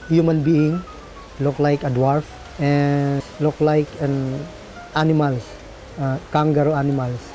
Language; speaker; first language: English; non-native, local second language; Waray